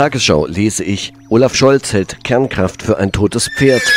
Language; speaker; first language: German; native; German